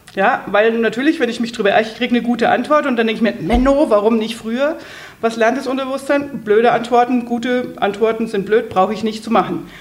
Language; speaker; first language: German; native; German